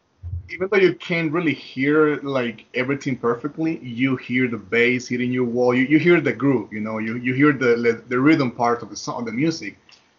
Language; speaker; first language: English; non-native, fluent; Spanish